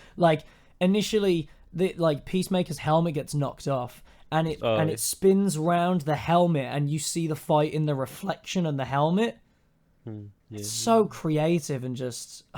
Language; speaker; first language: English; native; English